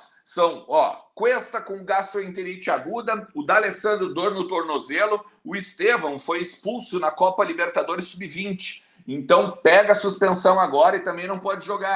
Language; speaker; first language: Portuguese; native; Portuguese